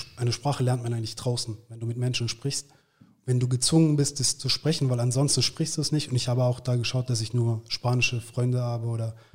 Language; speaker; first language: German; early bilingual, other home language; Turkish